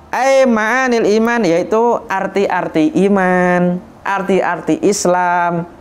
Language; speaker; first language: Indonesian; native; Indonesian